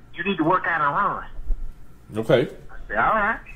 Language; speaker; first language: English; native; English